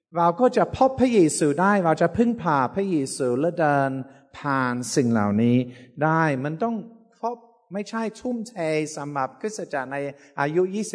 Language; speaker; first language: Thai; non-native, fluent; English